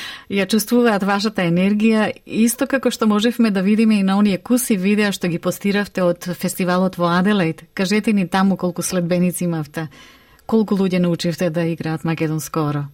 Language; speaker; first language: Macedonian; native; Macedonian